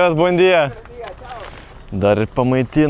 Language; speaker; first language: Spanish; non-native, learner; Lithuanian